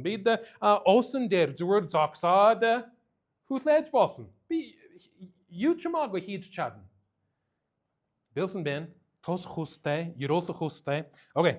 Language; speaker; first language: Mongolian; non-native, learner; English